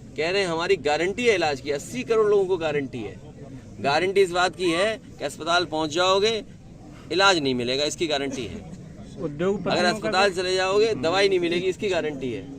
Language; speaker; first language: Hindi; native; Hindi